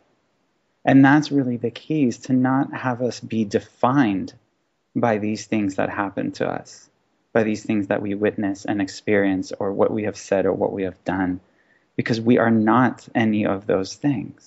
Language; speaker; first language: English; non-native, fluent; Hebrew